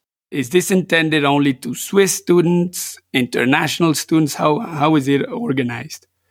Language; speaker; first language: English; non-native, fluent; Spanish